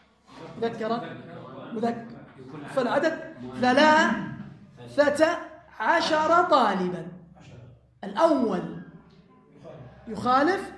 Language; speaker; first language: Arabic; native; Arabic